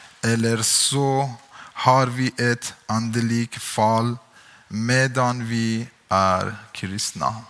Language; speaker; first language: Swedish; non-native, learner; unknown